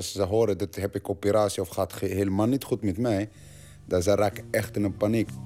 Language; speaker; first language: Dutch; non-native, learner; Arabic